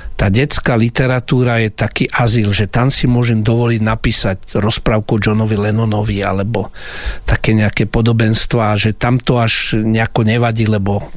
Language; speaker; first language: Slovak; native; Slovak